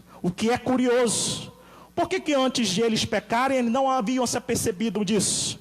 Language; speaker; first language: Portuguese; native; Portuguese